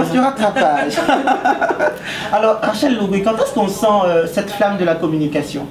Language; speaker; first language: French; native; French